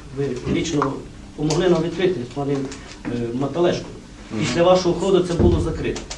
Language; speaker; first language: Ukrainian; non-native, local second language; Romany